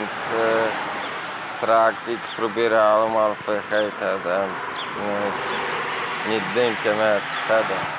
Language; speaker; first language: Dutch; non-native, learner; Polish